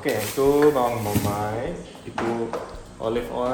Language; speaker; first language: Indonesian; non-native, learner; German